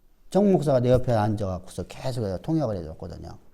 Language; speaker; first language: Korean; native; Korean